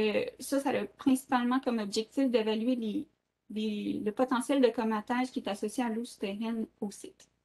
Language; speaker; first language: French; native; French